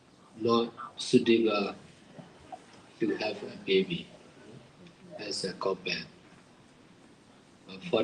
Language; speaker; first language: English; non-native, learner; Burmese